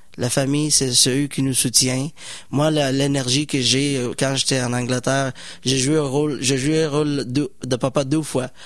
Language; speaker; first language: French; non-native, fluent; Somali